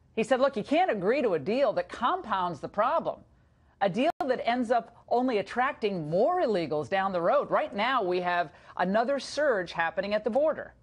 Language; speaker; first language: English; native; English